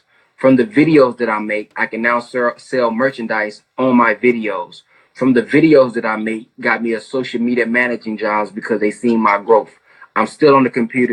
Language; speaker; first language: English; native; English